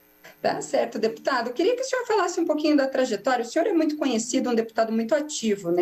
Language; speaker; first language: Portuguese; native; Portuguese